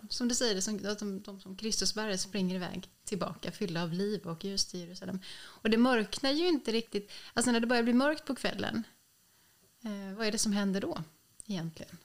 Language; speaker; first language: Swedish; native; Swedish